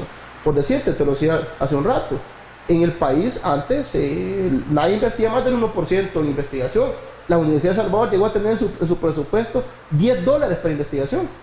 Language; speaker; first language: Spanish; native; Spanish